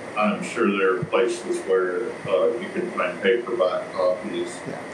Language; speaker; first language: English; native; English